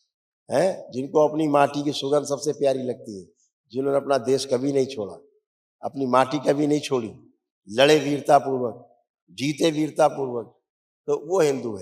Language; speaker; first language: Hindi; native; Hindi